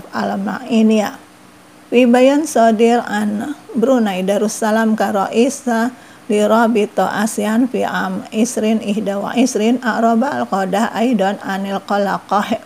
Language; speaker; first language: Arabic; non-native, fluent; Indonesian